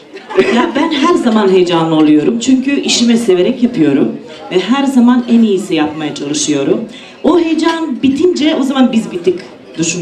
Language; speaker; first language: Turkish; non-native, fluent; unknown